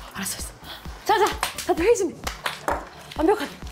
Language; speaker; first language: Korean; native; Korean